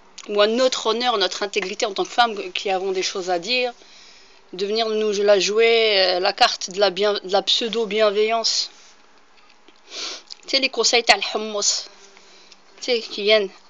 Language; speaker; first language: French; early bilingual, other home language; Arabic